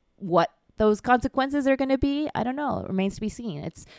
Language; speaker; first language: English; early bilingual, other home language; Korean